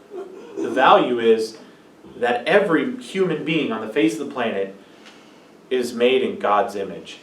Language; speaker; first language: English; native; English